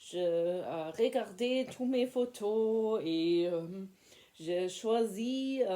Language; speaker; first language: French; non-native, fluent; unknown